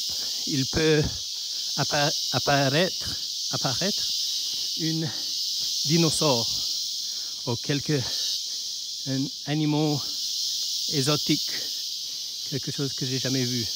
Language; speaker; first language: French; non-native, learner; Chinese